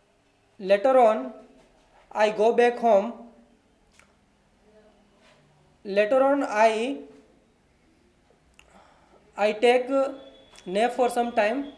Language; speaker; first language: English; non-native, learner; Hindi